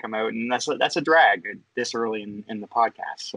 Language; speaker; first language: English; native; English